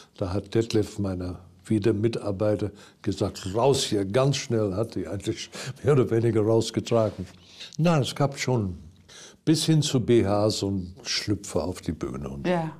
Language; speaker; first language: German; non-native, fluent; English